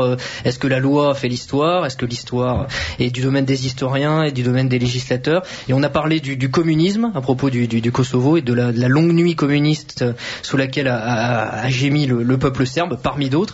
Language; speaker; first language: French; native; French